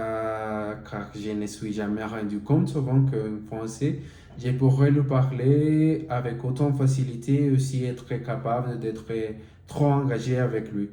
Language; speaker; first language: French; non-native, learner; Spanish